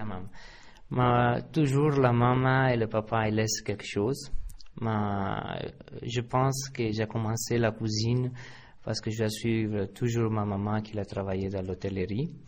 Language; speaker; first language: French; non-native, fluent; Italian